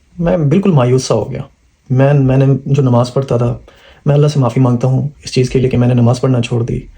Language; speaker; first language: Urdu; non-native, local second language; Punjabi